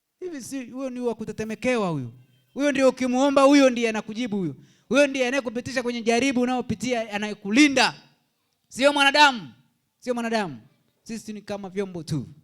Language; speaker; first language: Swahili; native; Swahili